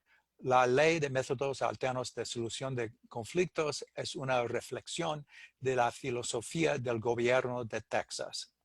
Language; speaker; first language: Spanish; non-native, fluent; English